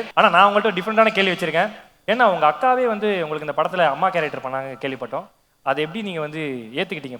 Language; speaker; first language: Tamil; native; Tamil